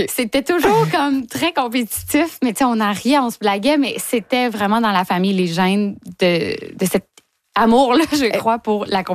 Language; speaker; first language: French; native; French